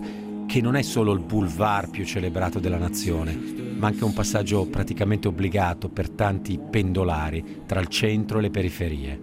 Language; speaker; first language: Italian; native; Italian